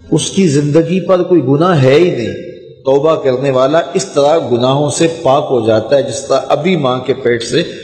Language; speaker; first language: Urdu; non-native, local second language; Punjabi